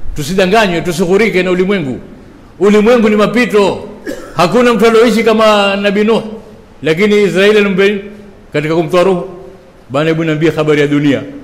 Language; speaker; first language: Swahili; native; Swahili